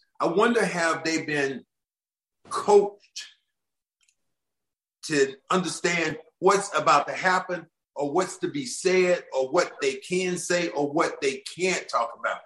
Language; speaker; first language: English; native; English